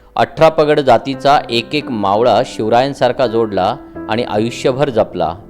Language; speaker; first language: Marathi; non-native, local second language; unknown